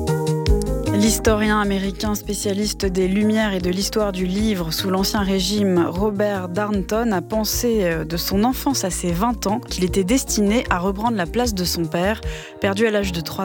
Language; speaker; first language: French; native; French